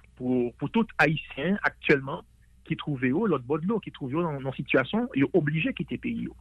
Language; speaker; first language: French; native; French